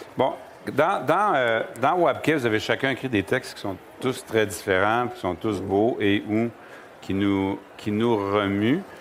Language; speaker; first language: French; native; French